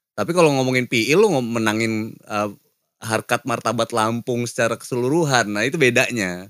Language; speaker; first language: Indonesian; native; Indonesian